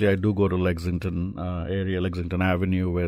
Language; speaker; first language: English; non-native, local second language; Telugu